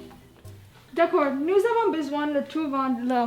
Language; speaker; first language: French; non-native, learner; English